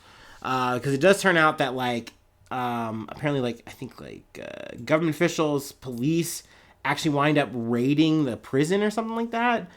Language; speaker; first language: English; native; English